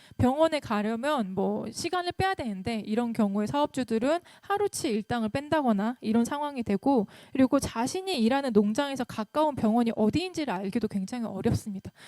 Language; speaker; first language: Korean; native; Korean